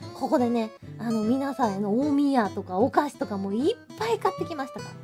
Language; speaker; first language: Japanese; early bilingual, heritage; Japanese